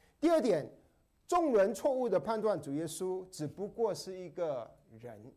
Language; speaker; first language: Chinese; non-native, local second language; Cantonese